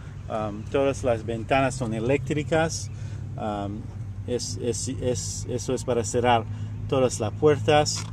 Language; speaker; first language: Spanish; non-native, learner; French